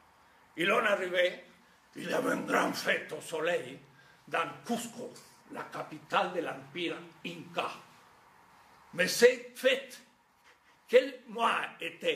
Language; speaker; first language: French; non-native, fluent; Spanish